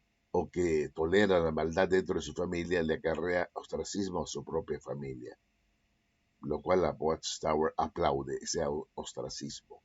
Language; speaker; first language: Spanish; native; Spanish